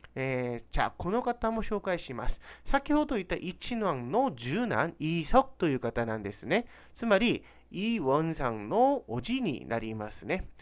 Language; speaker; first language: Japanese; non-native, fluent; Korean